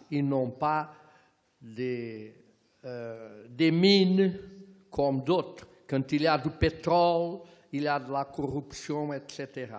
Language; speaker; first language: French; non-native, fluent; Portuguese